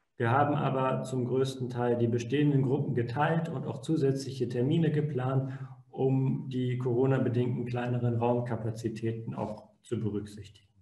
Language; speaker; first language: German; native; German